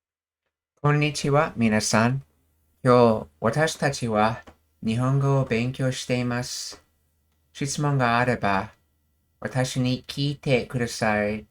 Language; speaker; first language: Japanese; non-native, learner; English